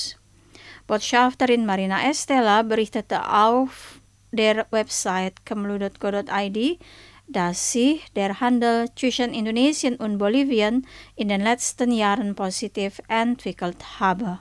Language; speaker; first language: German; non-native, fluent; Indonesian